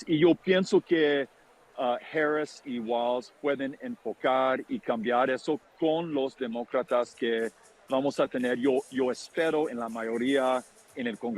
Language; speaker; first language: Spanish; non-native, fluent; English